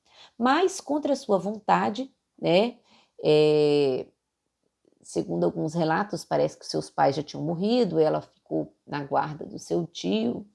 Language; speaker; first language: Portuguese; native; Portuguese